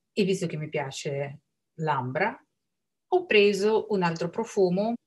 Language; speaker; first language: Italian; non-native, fluent; Russian